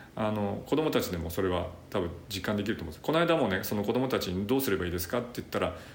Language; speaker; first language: Japanese; native; Japanese